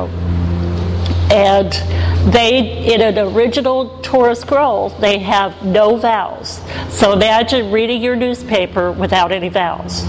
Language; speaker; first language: English; native; English